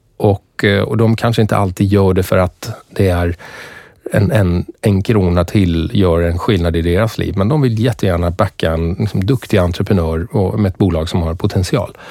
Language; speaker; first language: Swedish; early bilingual, other home language; Persian